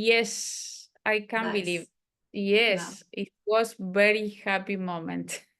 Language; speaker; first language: English; non-native, learner; Spanish